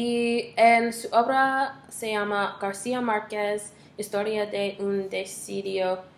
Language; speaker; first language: Spanish; non-native, learner; English